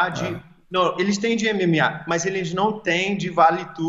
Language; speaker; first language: Portuguese; early bilingual, heritage; English